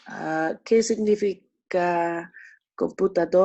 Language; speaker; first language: Spanish; non-native, learner; English